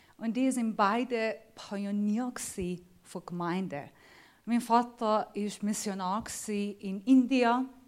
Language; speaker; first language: German; non-native, fluent; Assyrian Neo-Aramaic